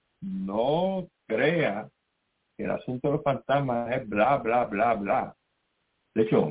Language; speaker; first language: Spanish; native; Spanish